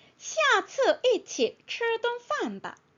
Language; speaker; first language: Chinese; non-native, fluent; Korean